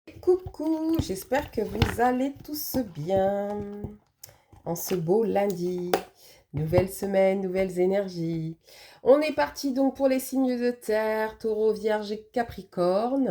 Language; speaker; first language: French; native; French